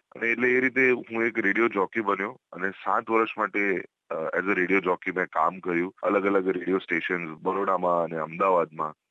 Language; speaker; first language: Gujarati; native; Gujarati